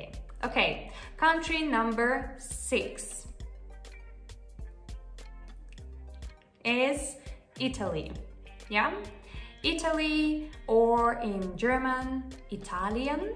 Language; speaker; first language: English; non-native, fluent; Russian